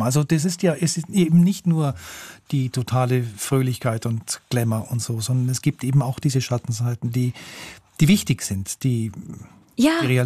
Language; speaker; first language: German; native; German